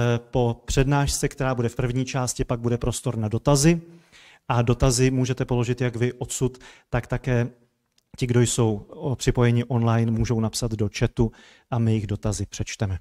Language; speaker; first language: Czech; native; Czech